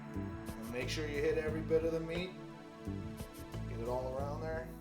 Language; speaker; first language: English; native; English